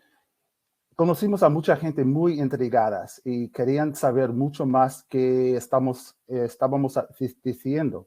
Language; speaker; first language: Spanish; non-native, fluent; English